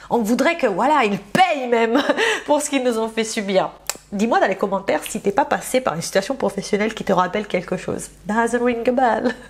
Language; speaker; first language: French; non-native, fluent; Italian